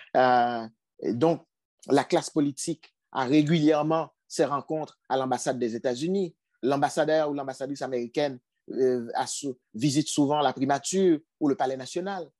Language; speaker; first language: French; non-native, local second language; Haitian Creole